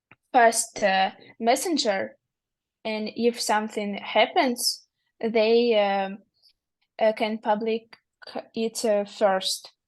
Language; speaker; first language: English; non-native, learner; Russian